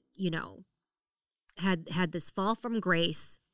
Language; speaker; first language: English; early bilingual, other home language; Korean